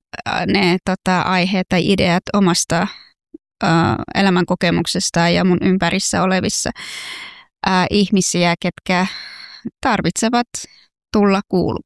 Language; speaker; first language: Finnish; non-native, fluent; Persian